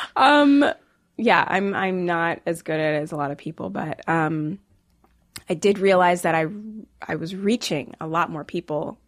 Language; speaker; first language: English; native; English